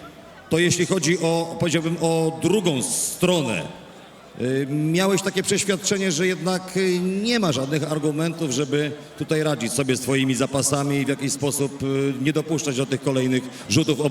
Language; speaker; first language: Polish; native; Polish